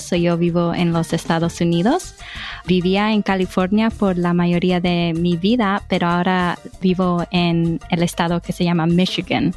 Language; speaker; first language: Spanish; early bilingual, heritage; English